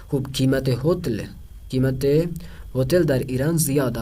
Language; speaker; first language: Persian; non-native, fluent; Urdu